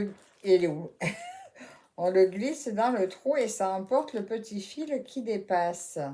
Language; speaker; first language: French; native; French